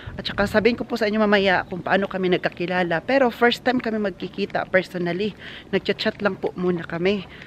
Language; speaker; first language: Filipino; non-native, local second language; Cebuano